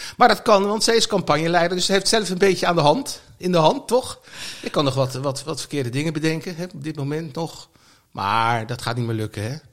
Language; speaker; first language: Dutch; native; Dutch